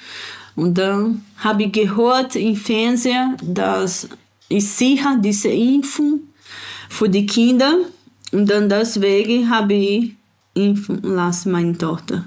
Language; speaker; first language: German; non-native, learner; Portuguese